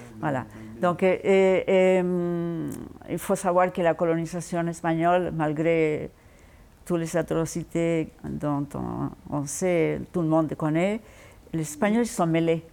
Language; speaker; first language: French; non-native, fluent; Spanish